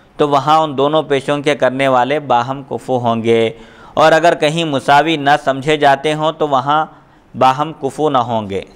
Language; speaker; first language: Urdu; native; Urdu